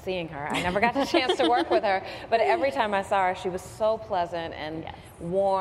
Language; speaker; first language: English; native; English